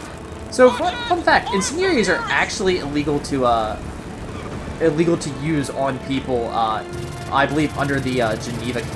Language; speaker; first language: English; native; English